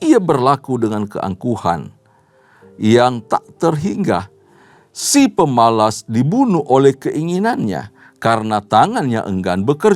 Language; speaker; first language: Indonesian; native; Indonesian